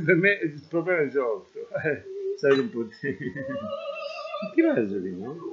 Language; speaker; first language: Italian; native; Italian